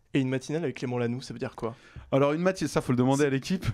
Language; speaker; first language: French; native; French